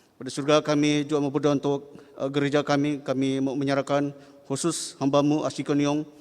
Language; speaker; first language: Malay; native; Malay